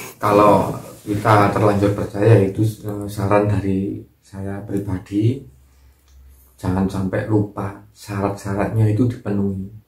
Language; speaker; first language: Indonesian; non-native, local second language; Javanese